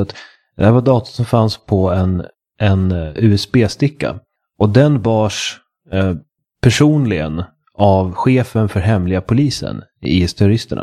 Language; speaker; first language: Swedish; native; Swedish